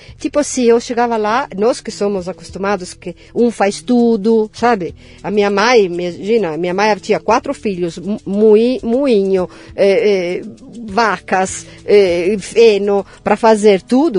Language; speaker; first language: Portuguese; non-native, fluent; Italian